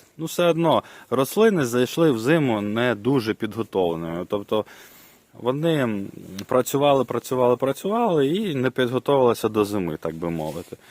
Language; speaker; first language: Ukrainian; non-native, local second language; Russian